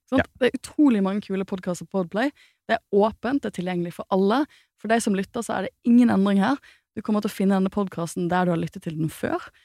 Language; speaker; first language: Norwegian; native; Norwegian